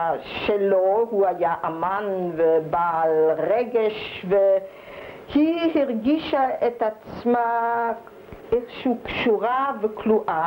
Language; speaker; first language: Hebrew; early bilingual, other home language; German